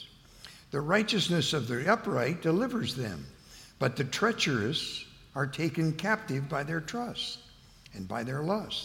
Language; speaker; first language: English; native; English